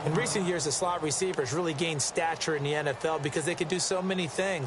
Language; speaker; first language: English; native; English